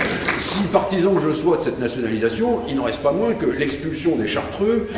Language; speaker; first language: French; native; French